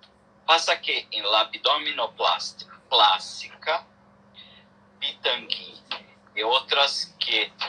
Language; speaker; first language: Spanish; non-native, learner; Portuguese